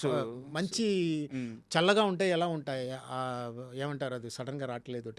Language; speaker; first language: Telugu; non-native, fluent; Tamil